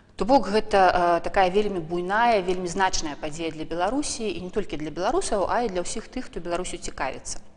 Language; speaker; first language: Belarusian; native; Belarusian